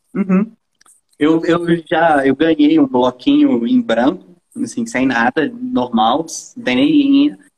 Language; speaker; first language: Portuguese; native; Portuguese